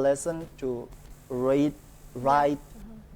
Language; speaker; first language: English; non-native, learner; Indonesian